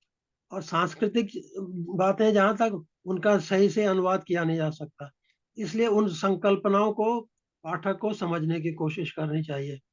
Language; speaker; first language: Hindi; native; Hindi